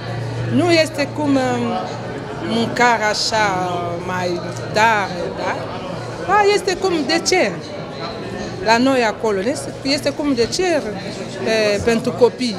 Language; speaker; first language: Romanian; non-native, learner; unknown